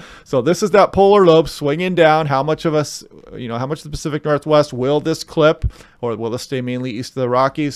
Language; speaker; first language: English; native; English